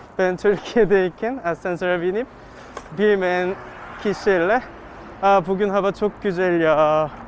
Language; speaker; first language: Turkish; non-native, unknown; Korean